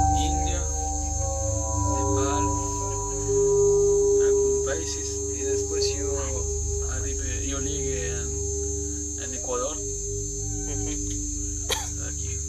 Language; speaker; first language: Spanish; non-native, learner; French